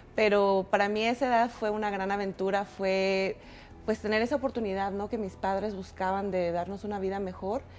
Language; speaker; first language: Spanish; native; Spanish